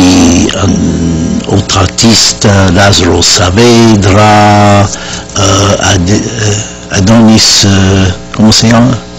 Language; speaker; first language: Spanish; non-native, learner; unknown